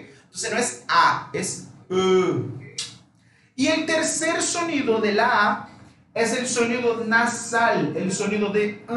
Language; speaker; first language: Spanish; non-native, fluent; Portuguese